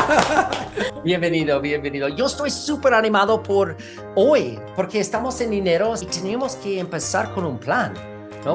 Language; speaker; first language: Spanish; non-native, learner; English